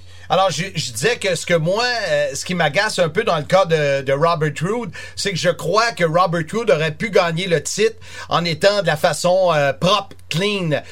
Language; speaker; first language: French; native; French